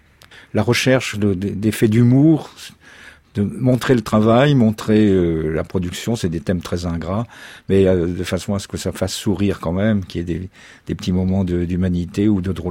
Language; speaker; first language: French; native; French